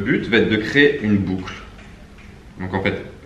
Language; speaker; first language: French; native; French